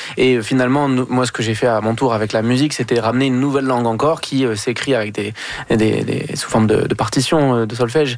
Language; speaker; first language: French; native; French